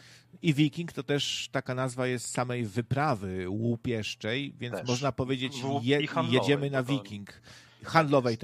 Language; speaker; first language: Polish; native; Polish